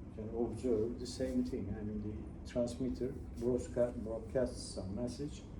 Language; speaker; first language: English; non-native, fluent; Turkish